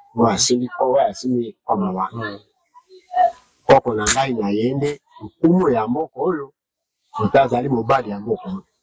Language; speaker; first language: Lingala; non-native, local second language; Mongo